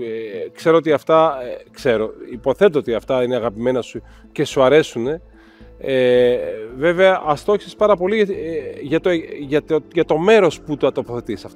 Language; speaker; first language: Greek; native; Greek